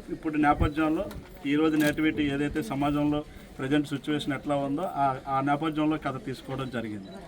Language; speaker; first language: Telugu; native; Telugu